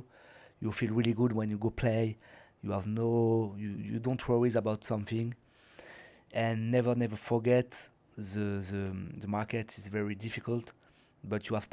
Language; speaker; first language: English; non-native, learner; French